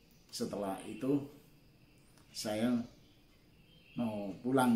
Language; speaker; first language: Indonesian; non-native, local second language; Javanese